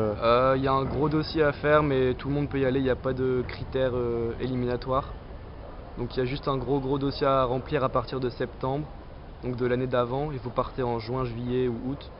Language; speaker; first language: French; native; French